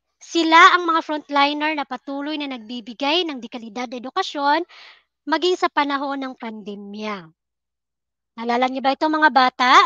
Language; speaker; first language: Filipino; native; Filipino